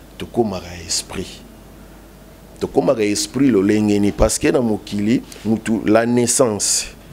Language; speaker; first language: Lingala; non-native, local second language; Kongo